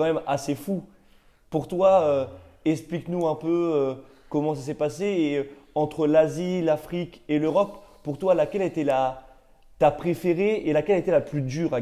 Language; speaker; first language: French; native; French